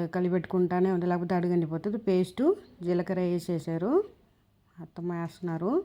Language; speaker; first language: Telugu; non-native, local second language; Tamil